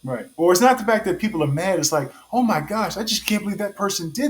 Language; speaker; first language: English; native; English